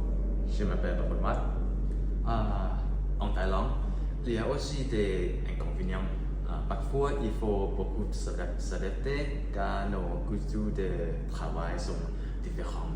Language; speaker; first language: French; non-native, learner; Thai